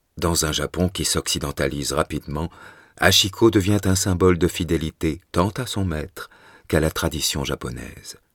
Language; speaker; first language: French; native; French